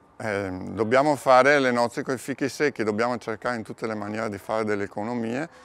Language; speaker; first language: Italian; native; Italian